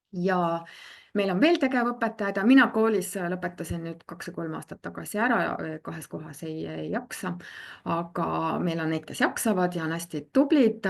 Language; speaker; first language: Estonian; native; Estonian